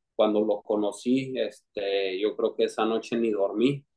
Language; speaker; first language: Spanish; native; Spanish